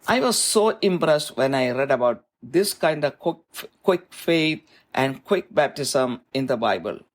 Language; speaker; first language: English; non-native, local second language; Malayalam